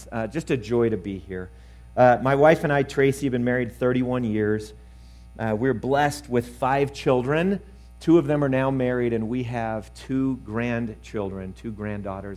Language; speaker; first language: English; native; English